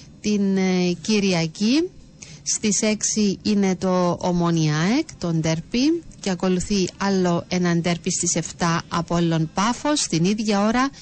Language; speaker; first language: Greek; native; Greek